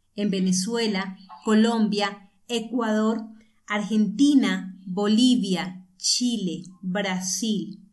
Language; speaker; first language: Spanish; native; Spanish